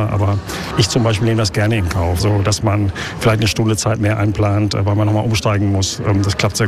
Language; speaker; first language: German; native; German